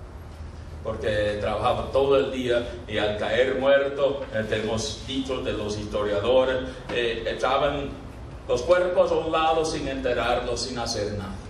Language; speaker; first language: Spanish; non-native, fluent; English